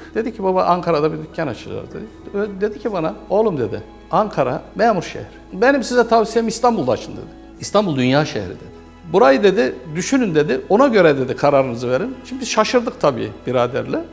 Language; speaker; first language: Turkish; native; Turkish